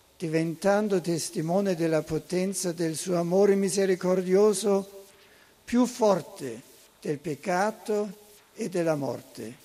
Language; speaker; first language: Italian; non-native, fluent; German